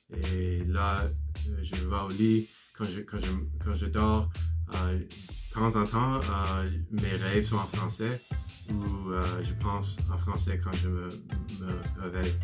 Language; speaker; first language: French; non-native, learner; English